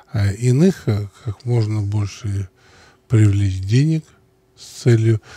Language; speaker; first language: Russian; native; Russian